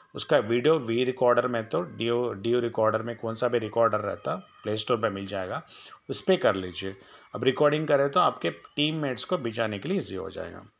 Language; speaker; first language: Hindi; non-native, local second language; Telugu